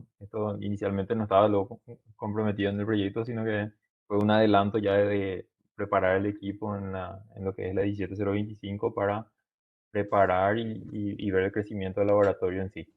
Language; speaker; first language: Spanish; native; Spanish